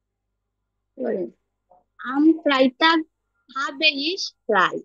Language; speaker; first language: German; non-native, learner; Bangla